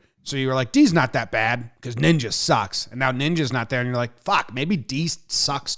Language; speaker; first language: English; native; English